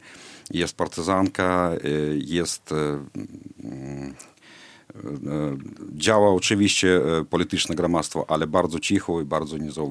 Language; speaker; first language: Polish; non-native, fluent; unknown